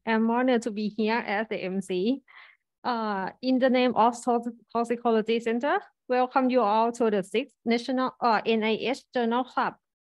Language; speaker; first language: English; non-native, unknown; Thai